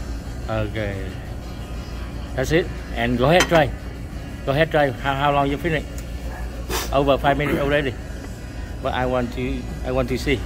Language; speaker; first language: English; non-native, learner; Vietnamese